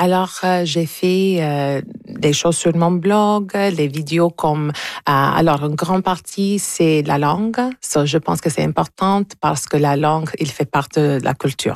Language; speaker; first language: French; non-native, local second language; English